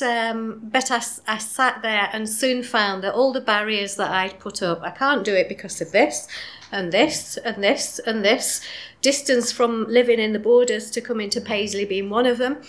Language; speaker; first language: English; native; English